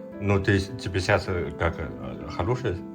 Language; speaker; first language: Russian; non-native, learner; Chinese